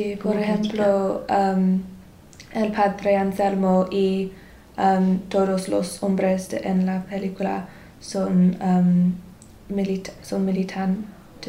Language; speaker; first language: Spanish; non-native, learner; English